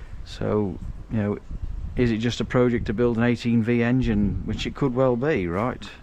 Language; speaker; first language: English; native; English